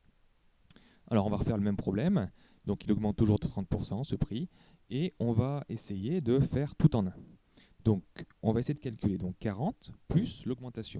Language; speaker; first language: French; native; French